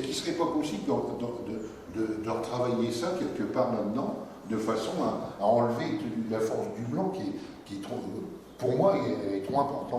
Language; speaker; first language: French; native; French